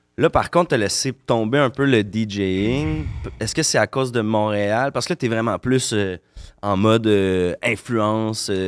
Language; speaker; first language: French; native; French